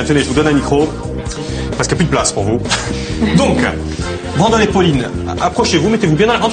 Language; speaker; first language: French; native; French